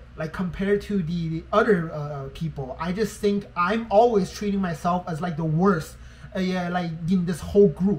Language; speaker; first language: English; non-native, fluent; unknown